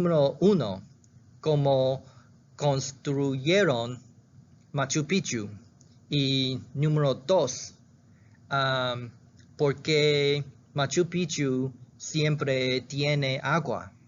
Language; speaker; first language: Spanish; non-native, learner; Chinese